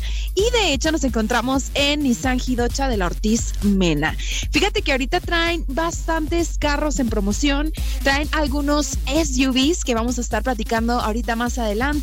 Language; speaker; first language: Spanish; native; Spanish